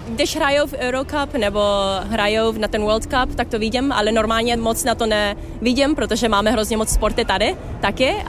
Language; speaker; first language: Czech; early bilingual, heritage; Czech